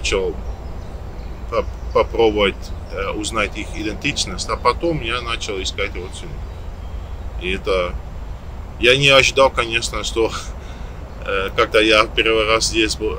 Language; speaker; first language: Russian; non-native, learner; Dutch